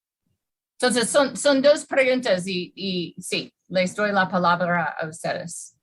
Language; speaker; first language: Spanish; non-native, fluent; English